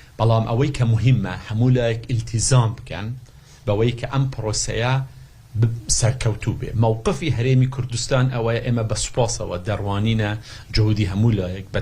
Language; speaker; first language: Central Kurdish; non-native, local second language; Kurdish